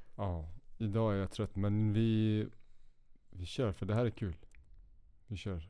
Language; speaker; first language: Swedish; native; Swedish